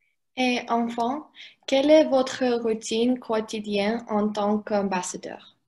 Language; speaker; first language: French; non-native, learner; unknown